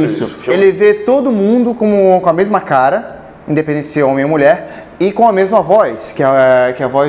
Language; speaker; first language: Portuguese; native; Portuguese